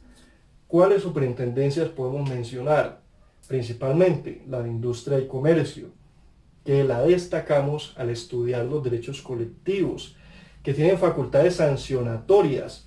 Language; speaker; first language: Spanish; native; Spanish